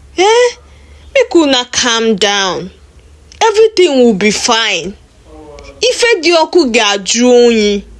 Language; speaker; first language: Nigerian Pidgin; native; Nigerian Pidgin